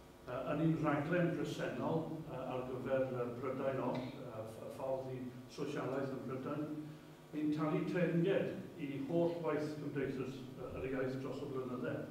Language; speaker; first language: Welsh; native; Welsh